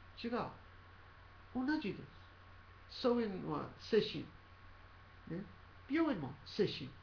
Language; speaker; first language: Japanese; non-native, learner; English